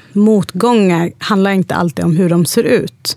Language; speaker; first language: Swedish; early bilingual, other home language; Arabic